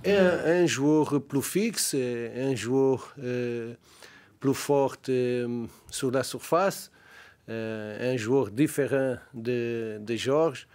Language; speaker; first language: French; non-native, learner; Portuguese